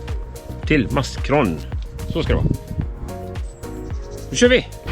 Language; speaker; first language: Swedish; native; Swedish